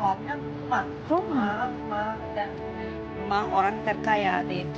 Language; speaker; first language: Indonesian; non-native, fluent; Turkish